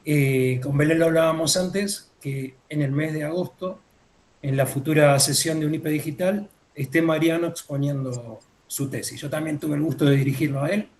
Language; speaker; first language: Spanish; native; Spanish